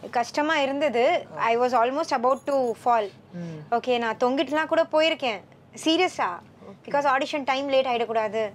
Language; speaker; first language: Tamil; non-native, local second language; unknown